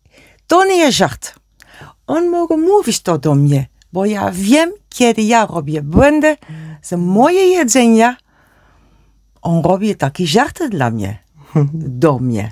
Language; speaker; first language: Polish; non-native, learner; Dutch